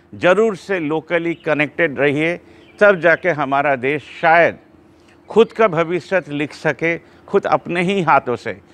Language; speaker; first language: Hindi; non-native, local second language; Bangla